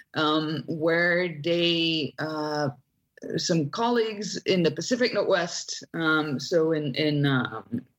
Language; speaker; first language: English; non-native, fluent; Dutch